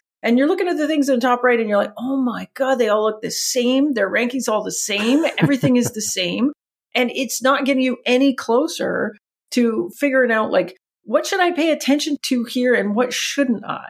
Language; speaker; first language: English; native; English